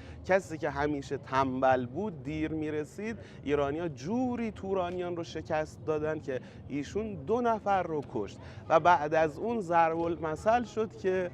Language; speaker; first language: Persian; native; Persian